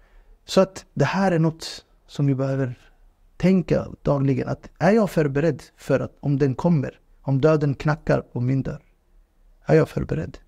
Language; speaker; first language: Swedish; non-native, fluent; Urdu